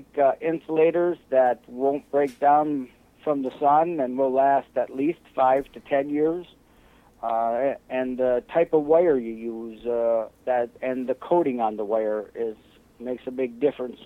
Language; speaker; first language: English; native; English